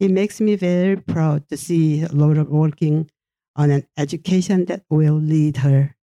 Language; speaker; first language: English; non-native, fluent; Japanese